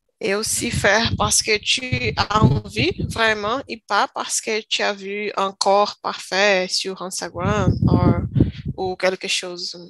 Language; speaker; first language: French; non-native, learner; Portuguese